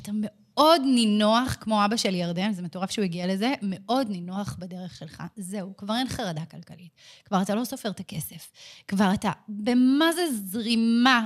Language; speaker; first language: Hebrew; native; Hebrew